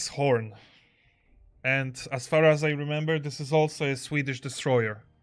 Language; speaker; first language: English; non-native, fluent; Polish